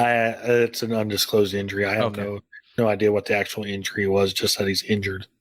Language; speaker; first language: English; native; English